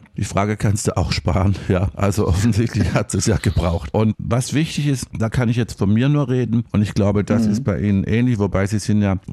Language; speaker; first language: German; native; German